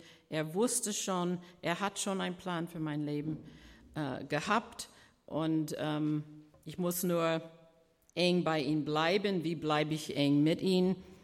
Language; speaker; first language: German; non-native, fluent; English